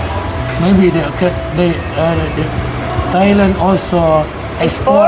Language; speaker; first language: English; non-native, learner; Indonesian